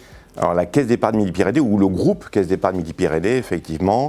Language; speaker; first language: French; native; French